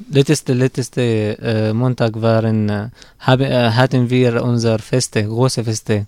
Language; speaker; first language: German; non-native, learner; Arabic